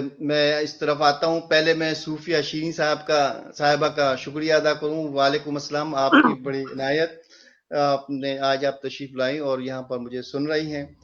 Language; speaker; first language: Urdu; native; Urdu